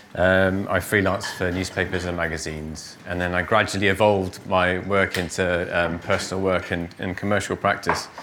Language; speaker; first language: English; native; English